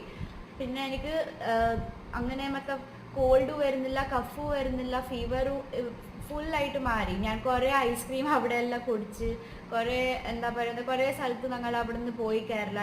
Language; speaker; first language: Malayalam; early bilingual, heritage; Malayalam